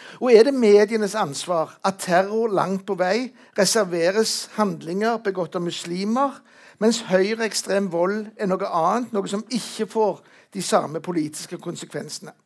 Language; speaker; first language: Norwegian; native; Norwegian